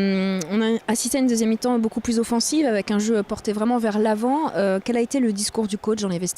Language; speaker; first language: French; native; French